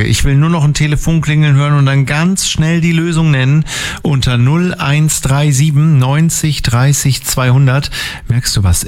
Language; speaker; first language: German; native; German